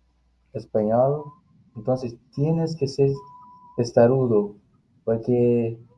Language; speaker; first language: Spanish; non-native, fluent; Portuguese